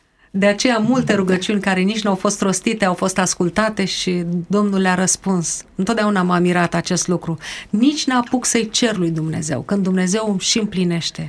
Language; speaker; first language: Romanian; native; Romanian